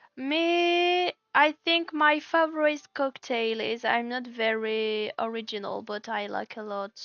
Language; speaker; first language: English; non-native, learner; French